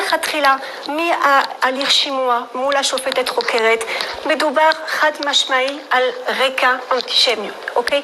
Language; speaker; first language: Hebrew; non-native, fluent; French